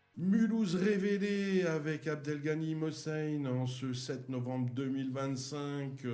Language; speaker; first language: French; native; French